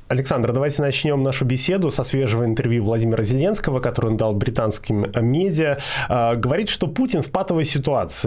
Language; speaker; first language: Russian; native; Russian